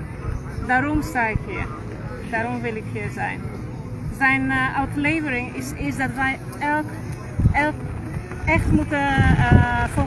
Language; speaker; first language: Dutch; non-native, fluent; Polish